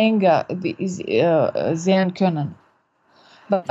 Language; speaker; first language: German; non-native, learner; French